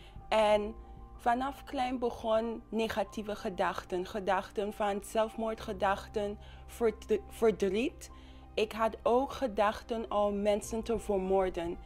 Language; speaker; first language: Dutch; non-native, local second language; English